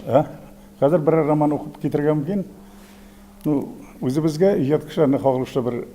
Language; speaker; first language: Tatar; native; Tatar